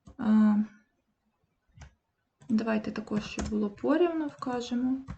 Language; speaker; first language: Ukrainian; native; Ukrainian